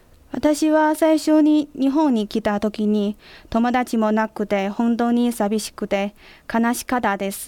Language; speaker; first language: Japanese; non-native, fluent; Chinese